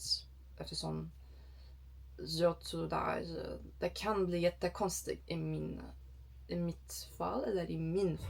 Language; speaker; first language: Swedish; non-native, learner; Turkish